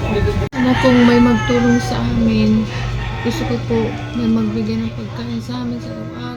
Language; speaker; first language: Filipino; non-native, local second language; Waray